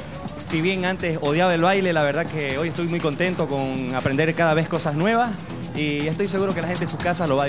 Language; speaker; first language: Spanish; native; Spanish